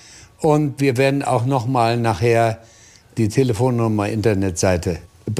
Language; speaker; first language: German; native; German